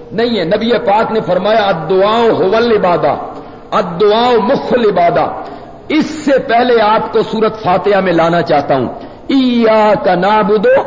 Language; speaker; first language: Urdu; native; Urdu